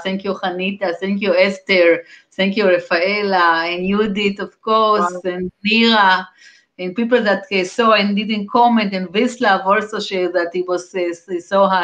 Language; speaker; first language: English; non-native, fluent; Hebrew